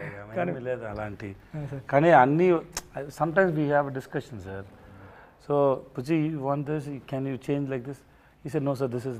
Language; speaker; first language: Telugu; non-native, learner; Tamil